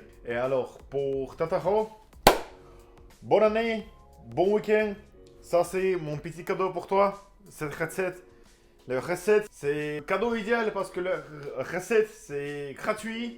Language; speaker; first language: French; non-native, learner; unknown